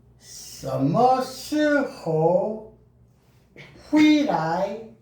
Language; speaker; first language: Chinese; non-native, learner; Korean